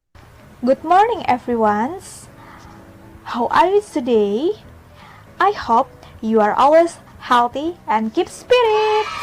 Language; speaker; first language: English; non-native, fluent; Indonesian